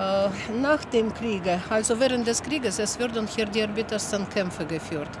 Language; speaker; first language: German; non-native, fluent; Russian